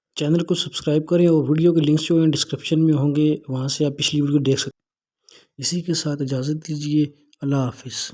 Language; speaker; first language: Urdu; non-native, local second language; Punjabi